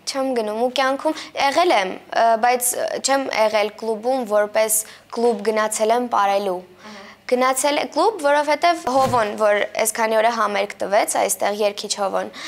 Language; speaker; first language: Armenian; early bilingual, heritage; Armenian